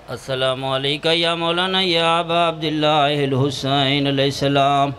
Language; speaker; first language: Urdu; non-native, local second language; Punjabi